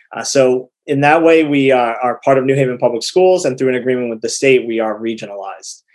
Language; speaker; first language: English; native; English